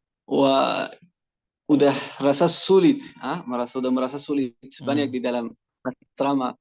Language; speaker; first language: Indonesian; non-native, learner; Persian